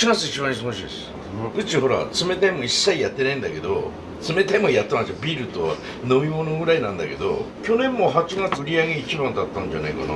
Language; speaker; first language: Japanese; native; Japanese